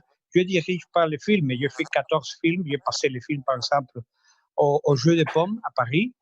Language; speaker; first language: French; non-native, fluent; Spanish